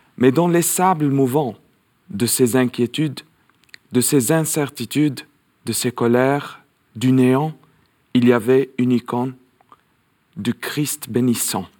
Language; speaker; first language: French; non-native, local second language; Arabic